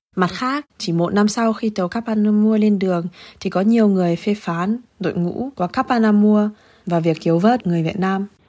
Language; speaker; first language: Vietnamese; early bilingual, heritage; Vietnamese